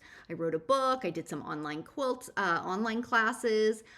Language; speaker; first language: English; native; English